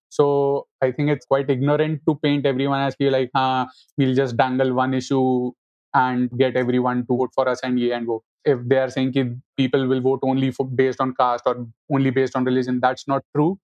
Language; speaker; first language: English; non-native, local second language; Hindi